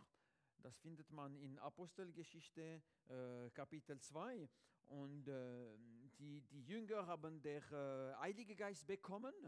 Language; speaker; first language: German; non-native, learner; French